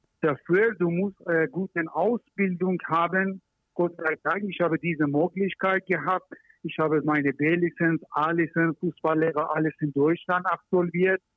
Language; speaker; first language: German; non-native, learner; Persian